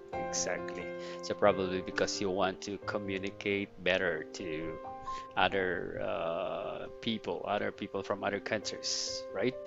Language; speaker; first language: English; non-native, fluent; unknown